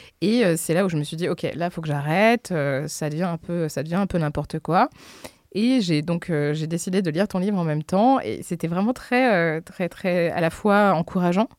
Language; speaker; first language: French; native; French